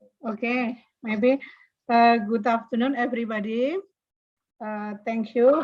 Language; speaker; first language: English; non-native, learner; Indonesian